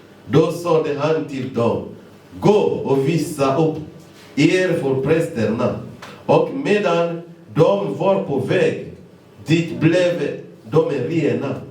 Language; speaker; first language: Swedish; non-native, fluent; Lingala